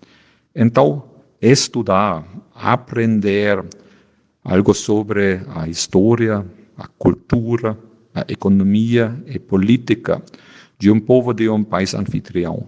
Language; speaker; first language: Portuguese; non-native, fluent; German